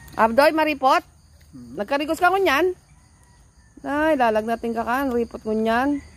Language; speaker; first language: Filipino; non-native, local second language; Pampanga